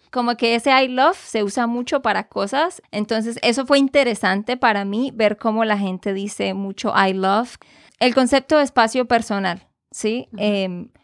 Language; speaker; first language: Spanish; native; Spanish